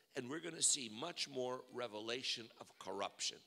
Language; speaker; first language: English; early bilingual, other home language; Russian